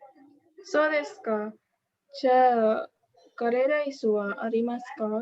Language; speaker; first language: Japanese; non-native, learner; Indonesian